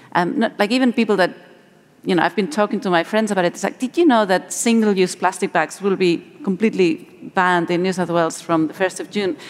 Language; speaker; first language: English; non-native, fluent; Spanish